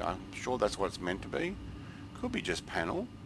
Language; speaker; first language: English; native; English